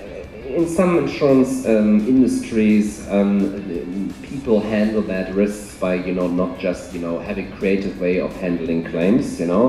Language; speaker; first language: English; non-native, fluent; German